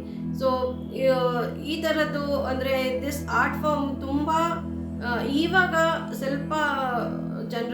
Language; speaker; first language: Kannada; non-native, local second language; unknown